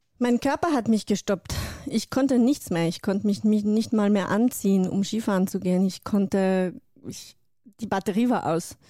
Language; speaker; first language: German; non-native, fluent; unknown